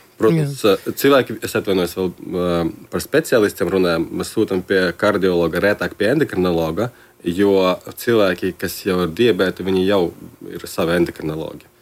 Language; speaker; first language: Latvian; non-native, local second language; Russian